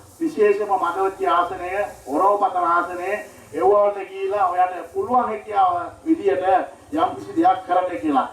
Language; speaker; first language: Sinhala; non-native, local second language; Tamil